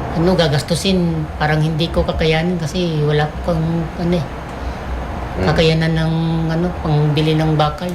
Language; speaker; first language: Filipino; native; Filipino